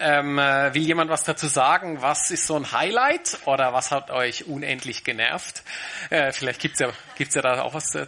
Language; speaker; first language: German; native; German